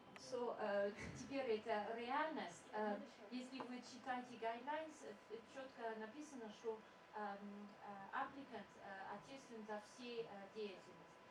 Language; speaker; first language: Russian; non-native, fluent; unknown